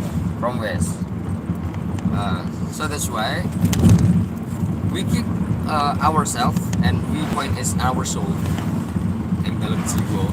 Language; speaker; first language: English; non-native, learner; Indonesian